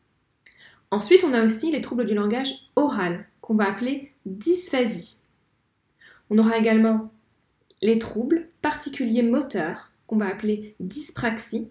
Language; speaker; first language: French; native; French